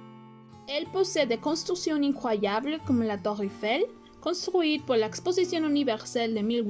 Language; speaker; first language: French; non-native, learner; Spanish